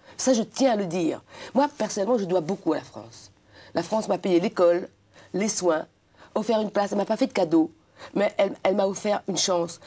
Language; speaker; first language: French; non-native, local second language; Réunion Creole French